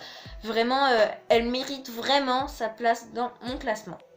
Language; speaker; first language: French; native; French